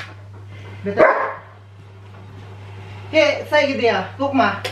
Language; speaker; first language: German; non-native, learner; Filipino